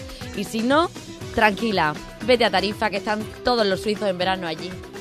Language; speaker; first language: Spanish; native; Spanish